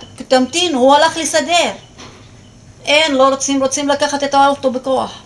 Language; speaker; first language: Hebrew; non-native, local second language; Arabic